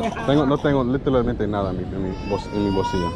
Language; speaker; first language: Spanish; non-native, learner; English